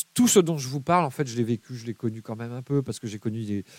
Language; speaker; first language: French; native; French